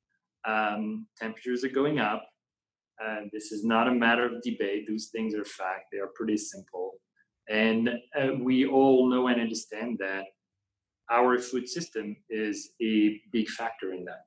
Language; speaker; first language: English; non-native, fluent; French